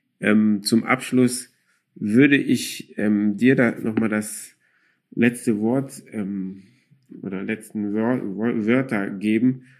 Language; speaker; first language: German; early bilingual, other home language; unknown